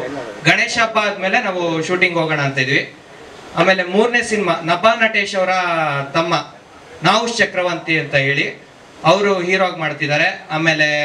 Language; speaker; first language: Kannada; native; Kannada